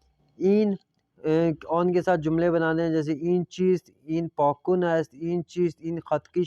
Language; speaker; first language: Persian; non-native, fluent; Urdu